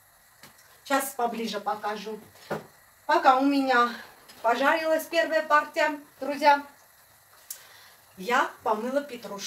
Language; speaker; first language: Russian; non-native, fluent; Armenian